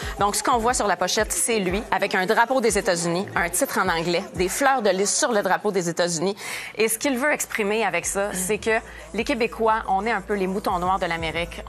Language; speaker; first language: French; native; French